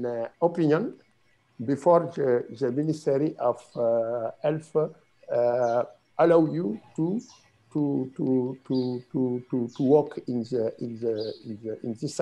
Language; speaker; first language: English; non-native, fluent; French